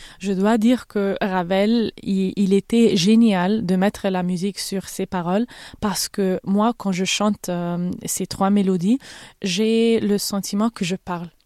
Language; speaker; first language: French; non-native, fluent; Arabic